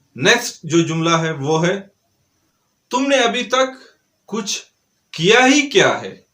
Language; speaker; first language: Urdu; non-native, local second language; Pashto